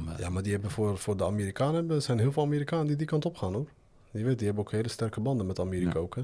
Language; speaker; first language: Dutch; early bilingual, other home language; Arabic